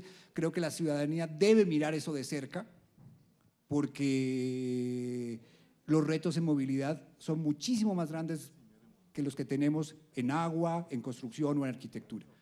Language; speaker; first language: Spanish; native; Spanish